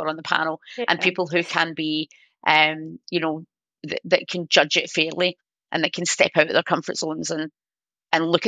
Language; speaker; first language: English; native; English